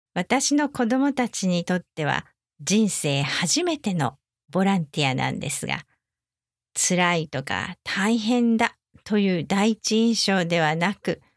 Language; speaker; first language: Japanese; native; Japanese